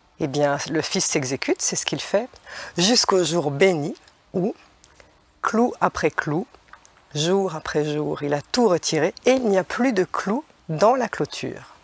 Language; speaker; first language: French; native; French